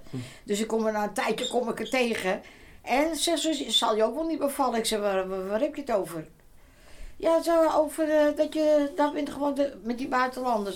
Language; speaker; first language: Dutch; native; Dutch